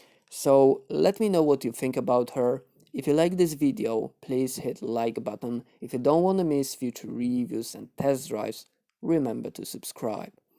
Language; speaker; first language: English; non-native, fluent; Polish